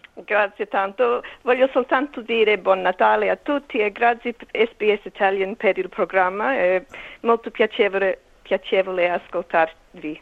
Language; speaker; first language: Italian; early bilingual, heritage; English